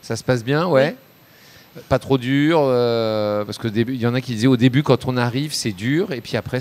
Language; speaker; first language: French; native; French